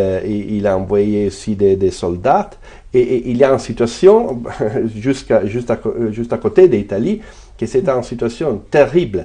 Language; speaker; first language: French; non-native, fluent; Italian